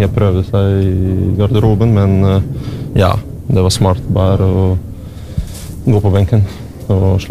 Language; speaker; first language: Norwegian; non-native, learner; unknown